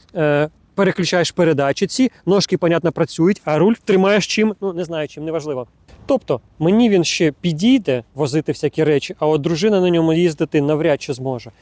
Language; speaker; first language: Ukrainian; non-native, local second language; Russian